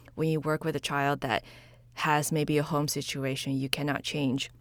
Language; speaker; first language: English; early bilingual, other home language; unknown